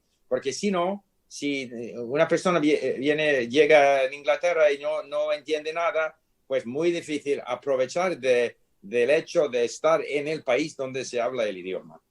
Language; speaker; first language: Spanish; non-native, fluent; English